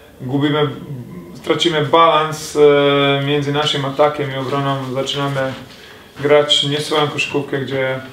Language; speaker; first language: Polish; non-native, fluent; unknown